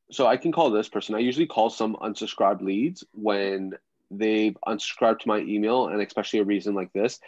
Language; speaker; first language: English; native; English